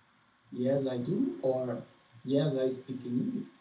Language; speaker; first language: English; non-native, learner; Portuguese